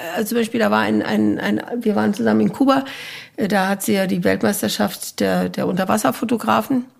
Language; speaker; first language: German; native; German